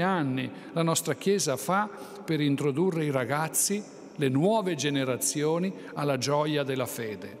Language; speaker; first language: Italian; native; Italian